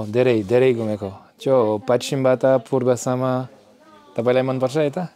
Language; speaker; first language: Nepali; non-native, learner; French